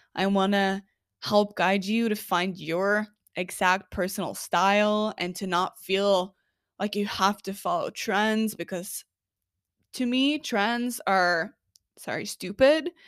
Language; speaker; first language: English; non-native, fluent; Norwegian